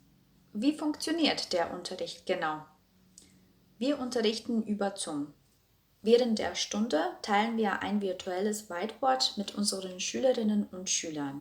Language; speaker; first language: German; non-native, fluent; Croatian